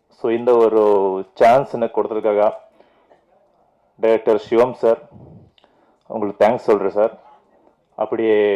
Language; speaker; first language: Tamil; non-native, fluent; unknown